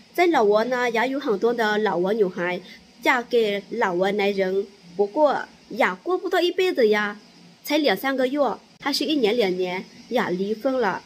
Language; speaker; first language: Chinese; non-native, fluent; Lao